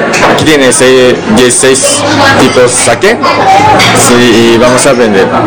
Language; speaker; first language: Spanish; non-native, learner; Japanese